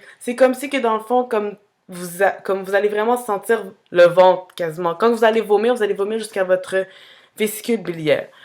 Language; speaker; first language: French; native; French